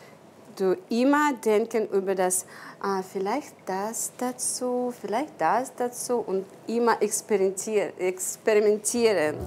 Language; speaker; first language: German; non-native, learner; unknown